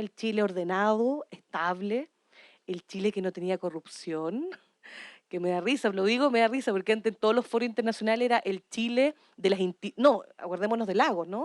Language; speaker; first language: Spanish; native; Spanish